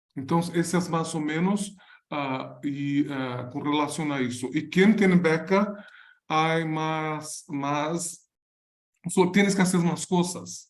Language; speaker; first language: Spanish; non-native, learner; Portuguese